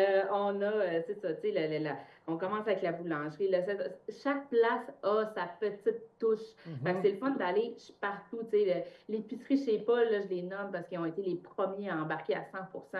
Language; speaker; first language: French; native; French